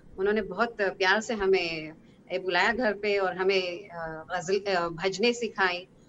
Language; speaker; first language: Hindi; early bilingual, heritage; Hebrew